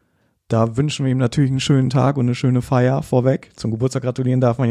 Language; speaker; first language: German; native; German